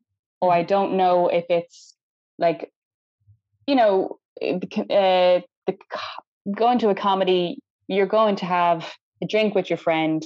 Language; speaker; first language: English; native; English